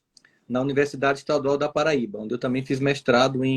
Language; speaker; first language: Portuguese; native; Portuguese